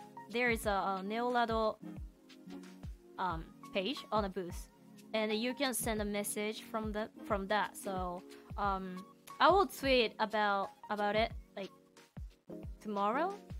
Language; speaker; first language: English; non-native, fluent; Japanese